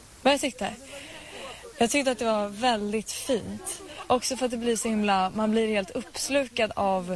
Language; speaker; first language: Swedish; native; Swedish